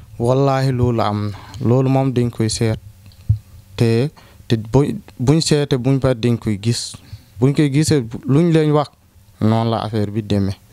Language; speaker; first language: Wolof; non-native, local second language; Fula